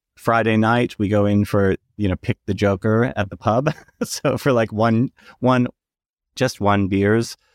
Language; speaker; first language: English; native; English